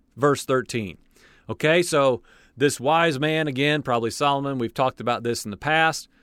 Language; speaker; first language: English; native; English